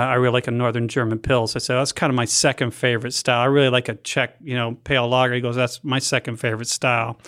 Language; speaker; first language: English; native; English